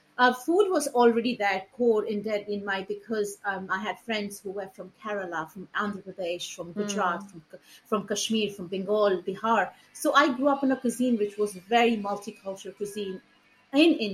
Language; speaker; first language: English; non-native, local second language; Punjabi